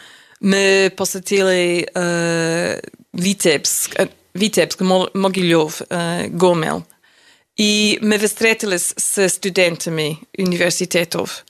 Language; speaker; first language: Russian; non-native, learner; English